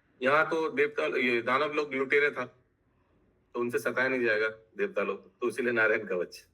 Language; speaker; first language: Hindi; non-native, local second language; Bangla